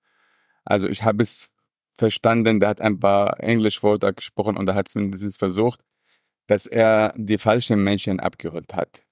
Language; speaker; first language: German; non-native, fluent; Arabic